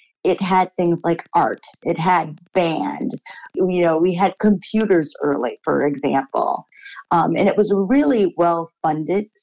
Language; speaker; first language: English; native; English